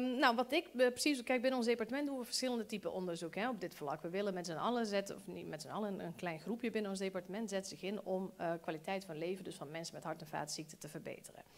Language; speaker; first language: Dutch; early bilingual, other home language; Bosnian